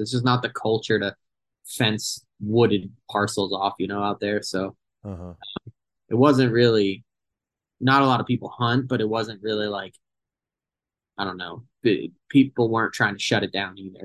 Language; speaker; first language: English; native; English